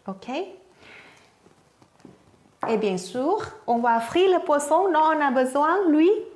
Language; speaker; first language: French; non-native, learner; Thai